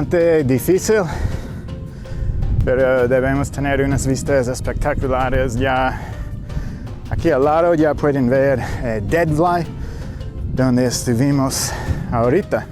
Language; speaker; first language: Spanish; non-native, fluent; English